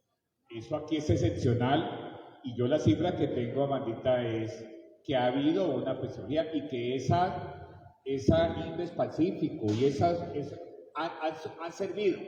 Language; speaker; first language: Spanish; native; Spanish